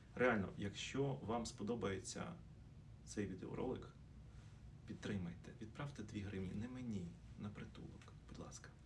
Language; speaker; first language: Ukrainian; non-native, local second language; Russian